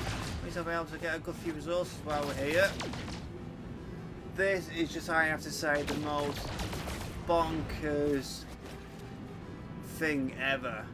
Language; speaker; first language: English; native; English